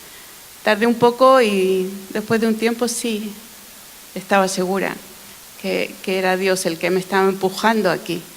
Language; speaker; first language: Spanish; non-native, fluent; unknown